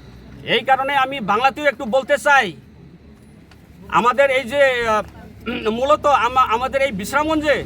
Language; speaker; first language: Bangla; non-native, local second language; Kok Borok